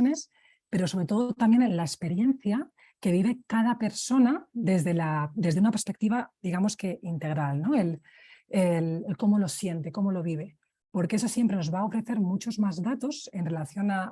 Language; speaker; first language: Spanish; native; Spanish